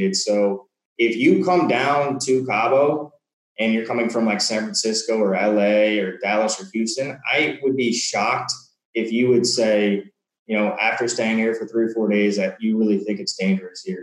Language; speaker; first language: English; native; English